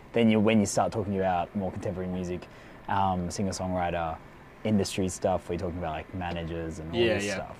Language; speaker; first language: English; native; English